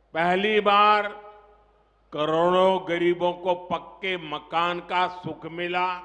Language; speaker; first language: Hindi; non-native, local second language; Gujarati